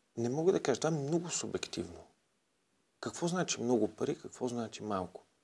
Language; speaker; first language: Bulgarian; native; Bulgarian